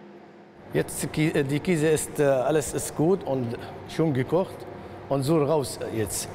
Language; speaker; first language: German; non-native, learner; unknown